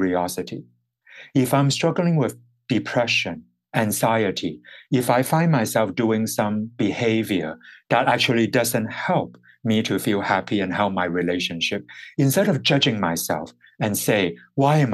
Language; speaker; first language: English; non-native, local second language; Cantonese